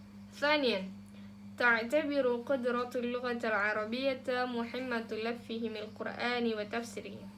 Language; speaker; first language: Arabic; non-native, learner; Indonesian